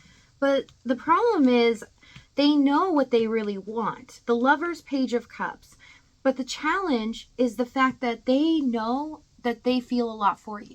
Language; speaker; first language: English; native; English